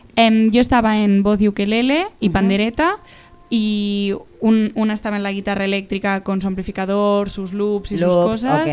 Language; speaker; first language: Spanish; native; Spanish